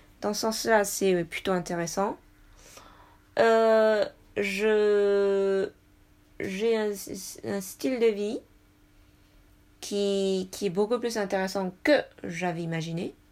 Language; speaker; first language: French; non-native, fluent; Japanese